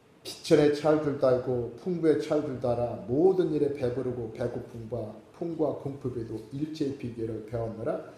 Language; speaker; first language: Korean; native; Korean